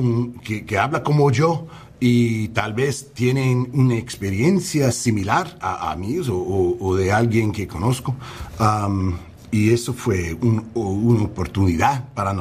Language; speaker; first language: Spanish; non-native, learner; English